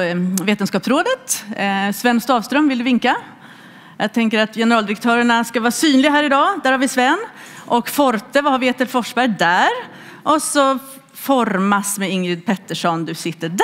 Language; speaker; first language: Swedish; native; Swedish